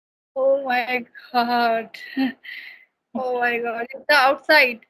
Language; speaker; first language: English; non-native, learner; Hindi